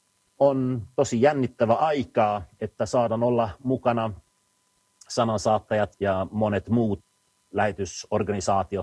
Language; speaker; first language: Finnish; early bilingual, heritage; Finnish